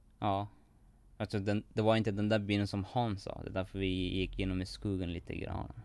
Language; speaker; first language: Swedish; non-native, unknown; Persian